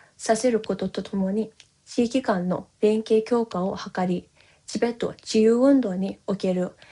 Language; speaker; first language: Japanese; non-native, fluent; Tibetan